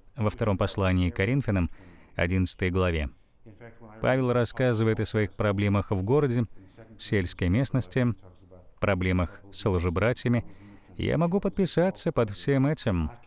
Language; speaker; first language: Russian; non-native, fluent; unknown